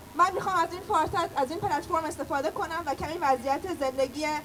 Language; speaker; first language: Persian; native; Persian